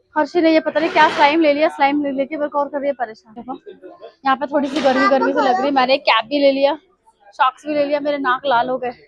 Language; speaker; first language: Hindi; non-native, local second language; Bangla